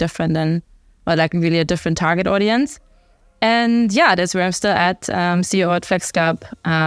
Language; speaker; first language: English; non-native, fluent; German